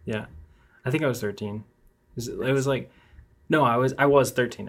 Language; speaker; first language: English; native; English